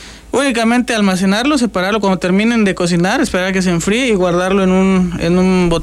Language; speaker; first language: Spanish; native; Spanish